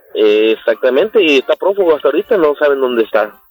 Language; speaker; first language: Spanish; native; Spanish